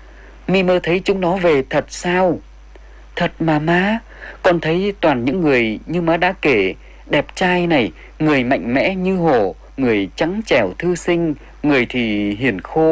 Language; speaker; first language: Vietnamese; native; Vietnamese